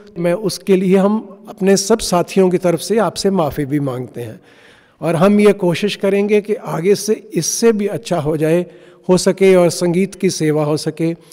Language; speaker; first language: Hindi; non-native, local second language; Punjabi